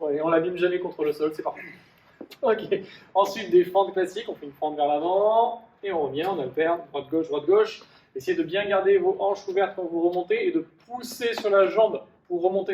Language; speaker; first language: French; native; French